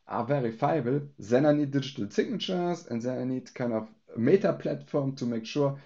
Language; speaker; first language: English; non-native, fluent; German